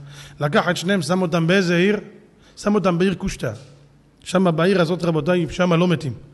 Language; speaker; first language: Hebrew; native; Hebrew